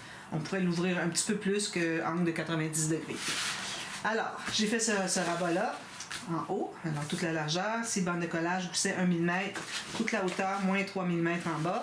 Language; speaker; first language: French; native; French